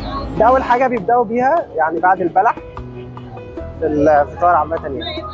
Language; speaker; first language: Arabic; native; Arabic